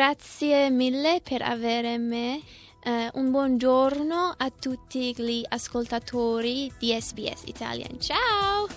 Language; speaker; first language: Italian; non-native, learner; Persian